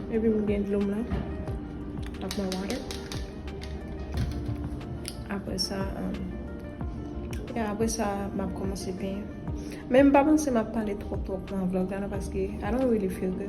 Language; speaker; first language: French; non-native, learner; Haitian Creole